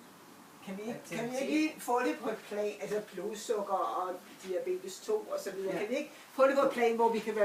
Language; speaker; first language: Danish; native; Danish